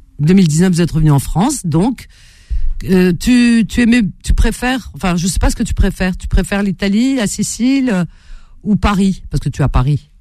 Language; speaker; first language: French; native; French